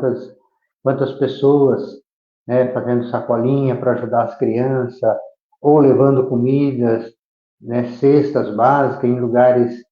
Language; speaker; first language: Portuguese; native; Portuguese